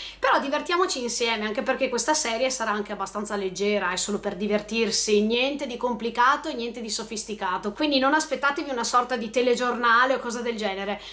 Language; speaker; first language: Italian; native; Italian